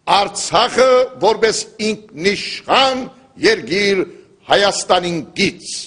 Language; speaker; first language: Armenian; early bilingual, heritage; Armenian